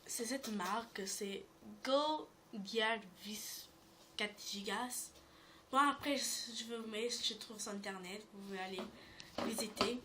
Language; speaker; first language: French; native; French